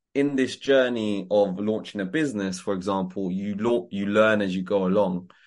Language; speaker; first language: English; native; English